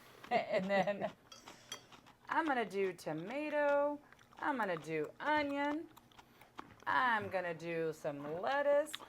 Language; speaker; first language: English; native; English